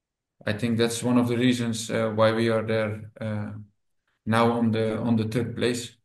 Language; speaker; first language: English; non-native, fluent; Dutch